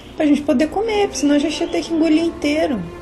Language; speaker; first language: Portuguese; native; Portuguese